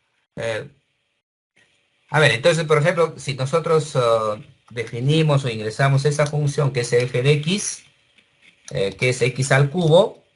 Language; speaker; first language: Spanish; native; Spanish